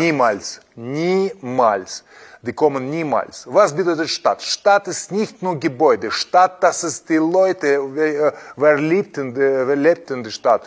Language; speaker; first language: German; non-native, fluent; Russian